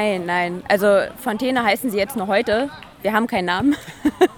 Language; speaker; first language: German; native; German